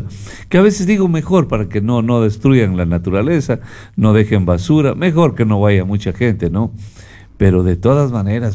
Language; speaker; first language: Spanish; native; Spanish